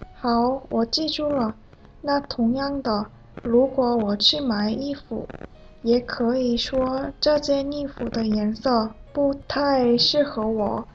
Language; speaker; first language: Chinese; non-native, fluent; Korean